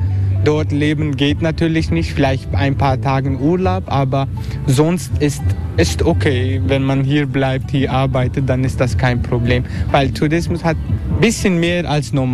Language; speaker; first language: German; non-native, learner; Turkish